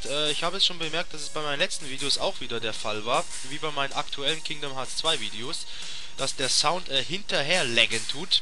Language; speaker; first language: German; native; German